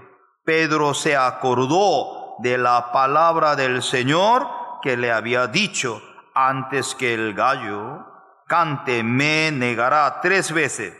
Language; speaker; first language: Spanish; non-native, fluent; Korean